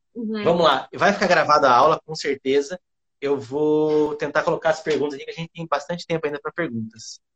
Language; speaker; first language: Portuguese; early bilingual, other home language; Japanese